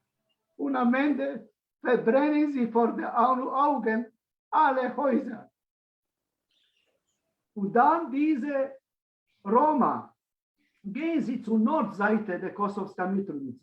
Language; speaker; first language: German; non-native, fluent; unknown